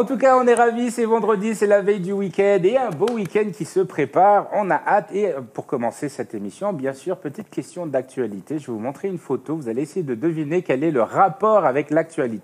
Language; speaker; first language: French; native; French